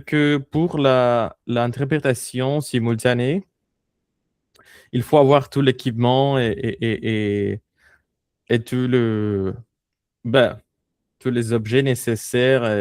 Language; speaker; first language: French; non-native, fluent; Spanish